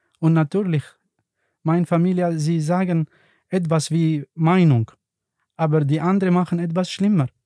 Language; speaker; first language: German; non-native, learner; Arabic